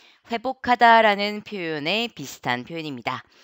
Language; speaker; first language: Korean; native; Korean